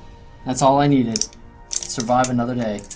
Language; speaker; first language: English; native; English